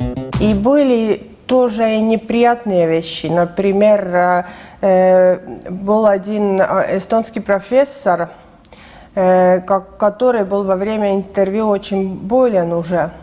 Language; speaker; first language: Russian; non-native, fluent; Estonian